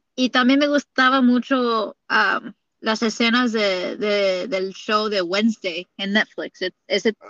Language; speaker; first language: Spanish; early bilingual, heritage; Spanish